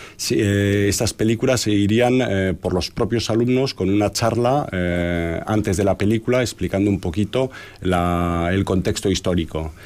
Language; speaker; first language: Spanish; early bilingual, heritage; Spanish